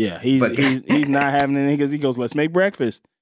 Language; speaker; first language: English; native; English